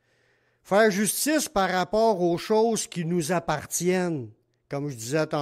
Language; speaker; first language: French; native; French